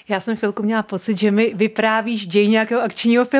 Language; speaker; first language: Czech; native; Czech